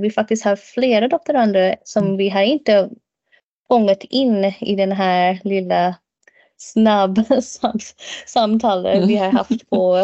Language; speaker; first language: Swedish; non-native, fluent; English